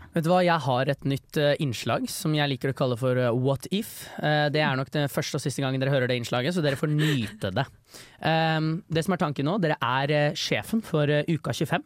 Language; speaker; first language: Norwegian; native; Norwegian